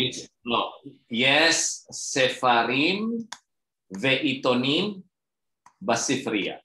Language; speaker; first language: Hebrew; non-native, fluent; Indonesian